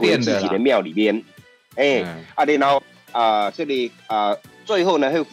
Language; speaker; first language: Chinese; native; Chinese